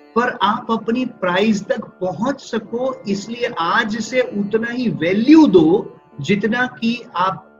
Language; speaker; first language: Hindi; non-native, local second language; Gujarati